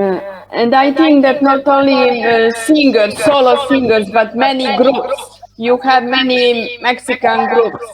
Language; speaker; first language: English; non-native, learner; Hungarian